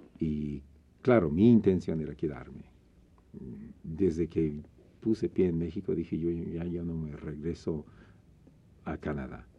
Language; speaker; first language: Spanish; non-native, fluent; English